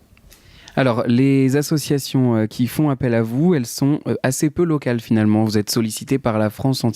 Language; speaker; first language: French; native; French